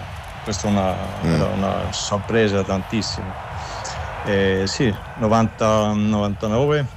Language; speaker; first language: Italian; non-native, learner; German